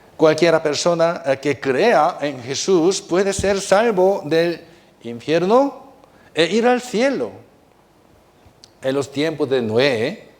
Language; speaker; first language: Spanish; non-native, fluent; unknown